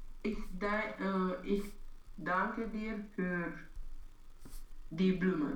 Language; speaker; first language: German; non-native, learner; Romanian